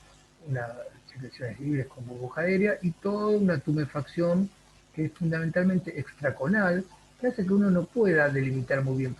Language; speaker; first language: Spanish; native; Spanish